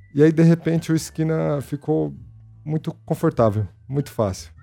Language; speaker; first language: Portuguese; native; Portuguese